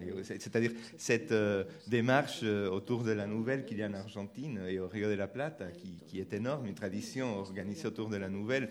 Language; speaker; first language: French; non-native, fluent; Spanish